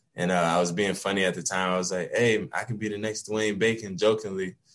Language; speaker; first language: English; native; English